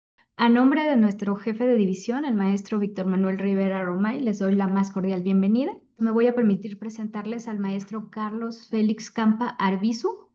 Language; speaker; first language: Spanish; native; Spanish